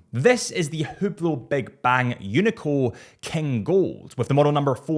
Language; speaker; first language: English; native; English